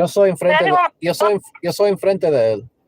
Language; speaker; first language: Spanish; non-native, local second language; English